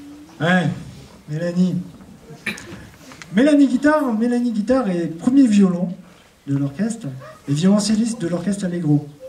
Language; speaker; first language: French; native; French